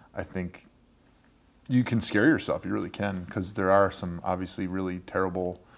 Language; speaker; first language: English; native; English